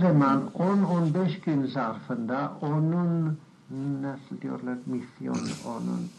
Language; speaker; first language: Turkish; non-native, fluent; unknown